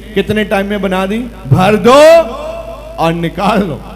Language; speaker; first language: Hindi; non-native, local second language; Punjabi